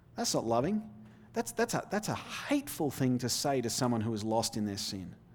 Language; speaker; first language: English; native; English